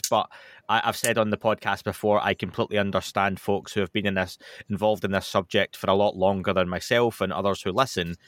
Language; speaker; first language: English; native; English